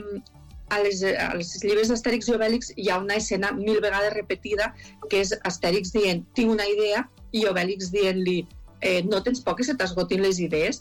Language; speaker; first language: Catalan; native; Catalan